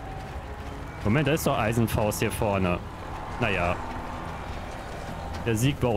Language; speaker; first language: German; native; German